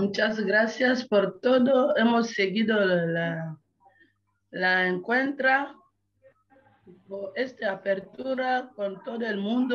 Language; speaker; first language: Spanish; non-native, learner; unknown